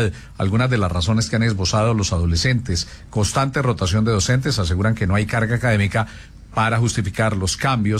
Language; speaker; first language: Spanish; native; Spanish